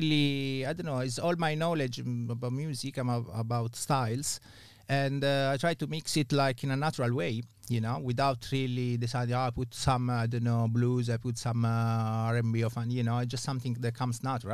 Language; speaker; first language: English; non-native, fluent; Italian